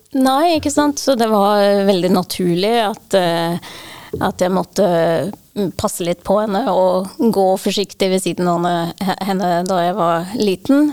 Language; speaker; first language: Norwegian; non-native, fluent; English